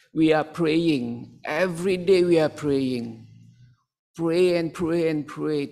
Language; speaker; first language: English; non-native, local second language; Malay